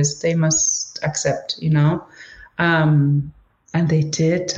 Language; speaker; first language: English; non-native, fluent; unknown